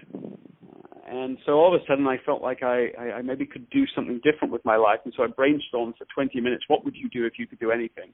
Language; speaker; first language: English; native; English